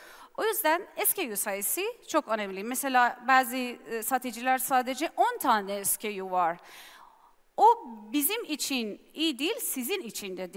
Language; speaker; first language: Turkish; non-native, learner; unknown